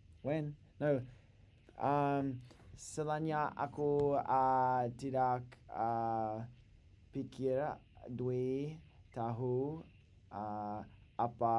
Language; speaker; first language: Indonesian; non-native, learner; English